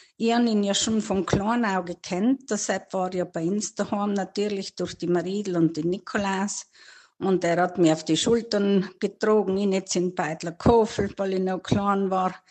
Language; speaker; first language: German; native; German